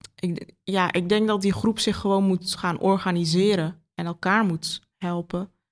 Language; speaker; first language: Dutch; early bilingual, other home language; Turkish